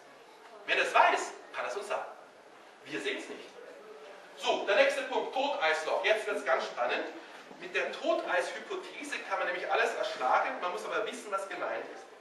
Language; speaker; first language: German; native; German